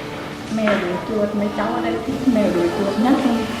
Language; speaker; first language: Vietnamese; native; Vietnamese